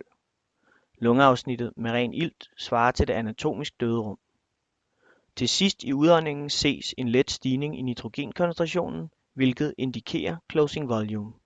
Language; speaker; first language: Danish; native; Danish